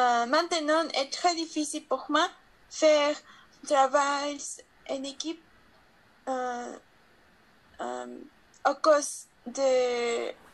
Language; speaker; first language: French; non-native, learner; Spanish